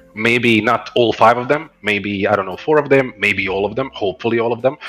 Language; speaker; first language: English; non-native, fluent; Croatian